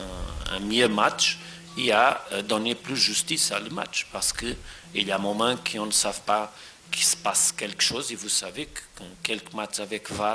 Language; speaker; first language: French; non-native, fluent; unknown